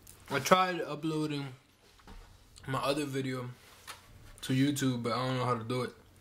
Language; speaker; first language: English; early bilingual, other home language; Spanish